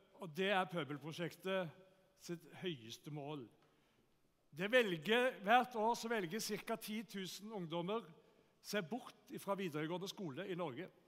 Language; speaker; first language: Norwegian; native; Norwegian